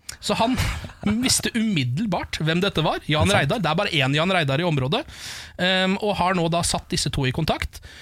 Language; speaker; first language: Norwegian; native; Norwegian